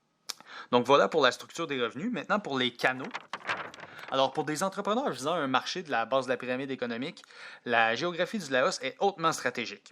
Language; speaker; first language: French; native; French